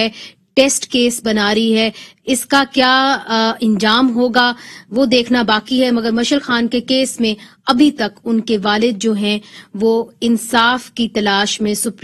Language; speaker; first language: Urdu; native; Urdu